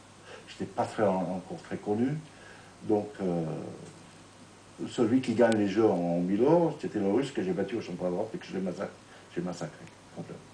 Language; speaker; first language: French; non-native, fluent; English